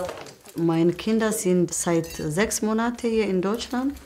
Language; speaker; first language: German; non-native, learner; Somali